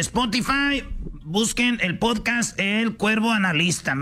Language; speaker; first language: Spanish; native; Spanish